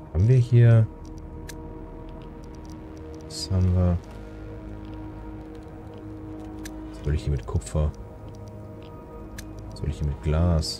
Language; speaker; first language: German; native; German